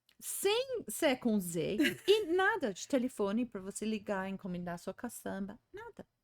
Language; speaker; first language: Portuguese; non-native, fluent; English